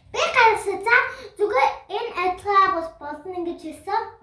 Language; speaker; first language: Mongolian; early bilingual, heritage; Mongolian